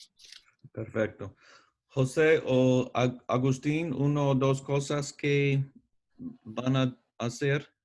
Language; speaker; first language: Spanish; non-native, learner; English